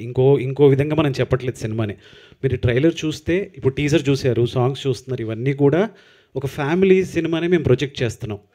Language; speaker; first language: Telugu; native; Telugu